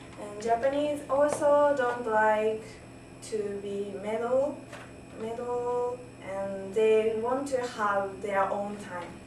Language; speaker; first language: English; non-native, learner; Japanese